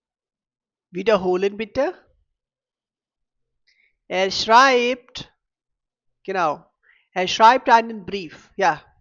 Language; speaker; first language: German; non-native, fluent; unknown